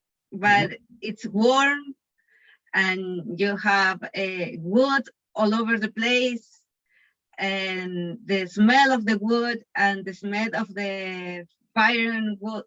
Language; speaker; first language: English; non-native, learner; Spanish